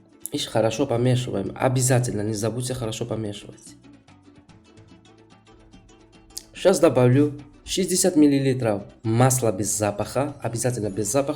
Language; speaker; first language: Russian; non-native, fluent; Georgian